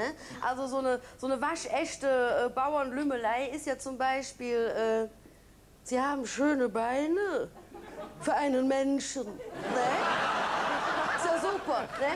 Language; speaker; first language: German; native; German